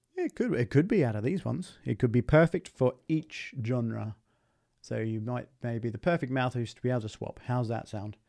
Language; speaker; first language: English; native; English